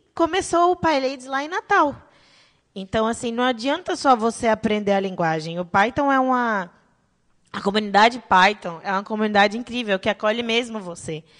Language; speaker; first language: Portuguese; native; Portuguese